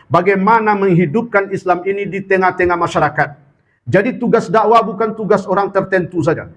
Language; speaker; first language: Malay; non-native, local second language; Minangkabau